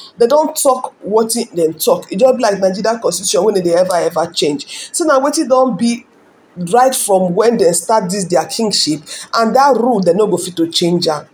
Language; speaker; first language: Nigerian Pidgin; non-native, local second language; Igbo